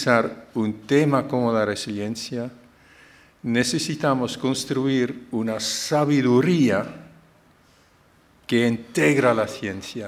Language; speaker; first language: Spanish; non-native, fluent; Dutch